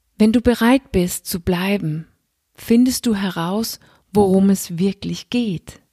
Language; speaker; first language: German; non-native, fluent; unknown